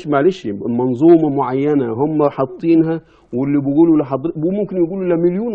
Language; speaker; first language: Arabic; native; Arabic